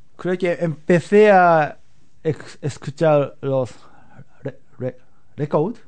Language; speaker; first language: Spanish; non-native, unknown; Japanese